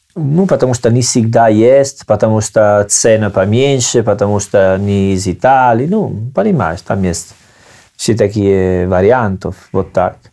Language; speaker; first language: Russian; non-native, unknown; Italian